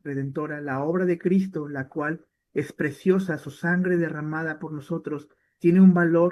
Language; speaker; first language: Spanish; native; Spanish